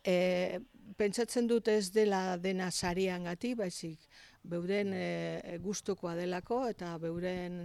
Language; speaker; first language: Basque; native; Basque